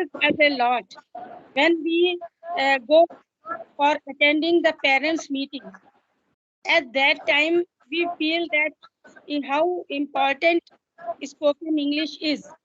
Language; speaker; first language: English; non-native, local second language; Hindi